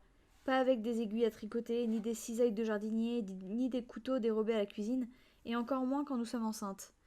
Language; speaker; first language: French; native; French